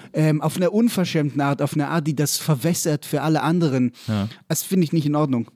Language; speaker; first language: German; non-native, fluent; Hebrew